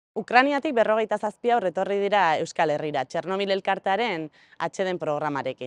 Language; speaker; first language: Basque; native; Basque